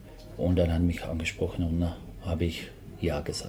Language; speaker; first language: German; non-native, fluent; Slovak